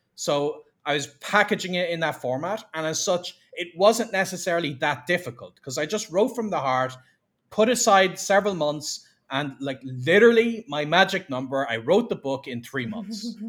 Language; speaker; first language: English; native; English